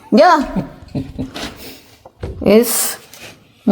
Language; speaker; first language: Spanish; non-native, learner; Filipino